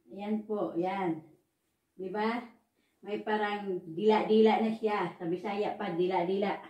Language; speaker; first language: Filipino; non-native, local second language; Cebuano